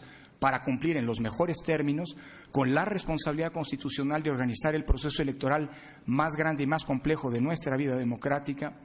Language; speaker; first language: Spanish; native; Spanish